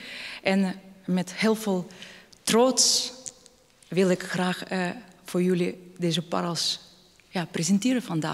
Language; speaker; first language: Dutch; non-native, fluent; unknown